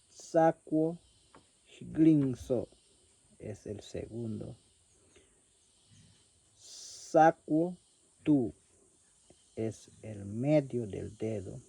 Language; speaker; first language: Spanish; non-native, local second language; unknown